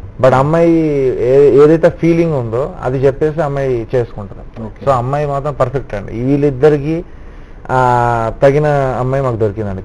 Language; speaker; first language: Telugu; native; Telugu